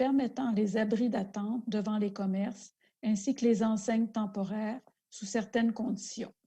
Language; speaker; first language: French; native; French